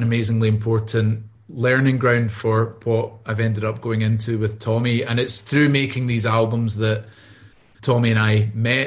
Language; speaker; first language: English; native; English